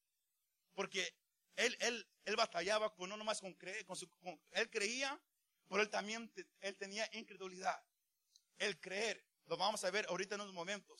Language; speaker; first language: Spanish; early bilingual, heritage; Spanish